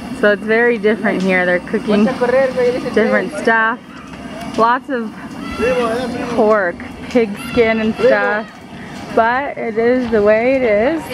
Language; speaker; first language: English; early bilingual, heritage; English